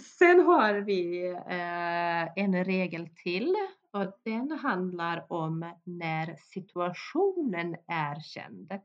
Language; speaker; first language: Swedish; early bilingual, other home language; Bosnian